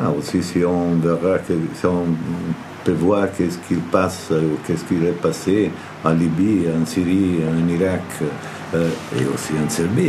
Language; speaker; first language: French; non-native, fluent; Italian